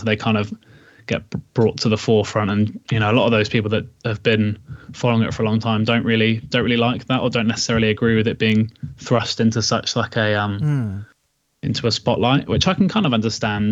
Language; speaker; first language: English; native; English